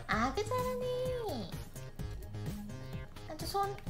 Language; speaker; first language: Korean; native; Korean